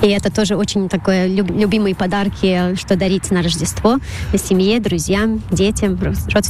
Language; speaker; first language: Russian; non-native, local second language; Latvian